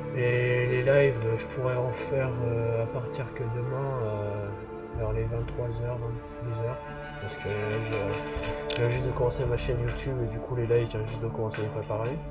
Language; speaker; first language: French; native; French